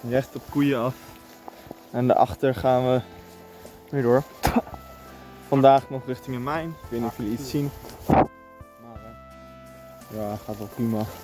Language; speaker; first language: Dutch; native; Dutch